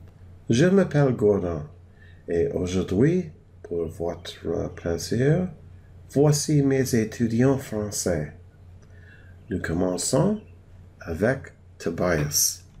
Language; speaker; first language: French; non-native, fluent; English